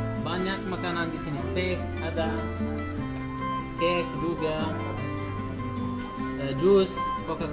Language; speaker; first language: Indonesian; non-native, learner; Arabic